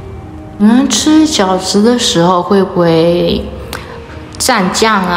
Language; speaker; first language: Chinese; early bilingual, heritage; Chinese